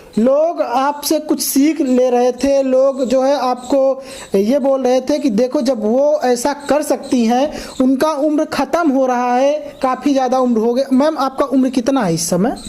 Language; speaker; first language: Hindi; native; Hindi